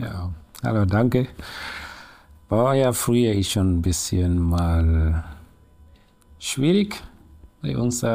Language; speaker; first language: German; non-native, learner; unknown